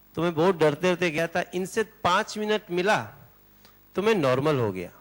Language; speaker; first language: Hindi; native; Hindi